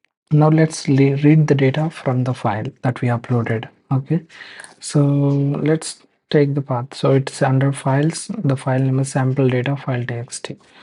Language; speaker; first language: English; non-native, local second language; Telugu